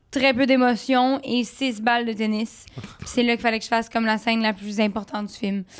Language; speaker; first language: French; native; French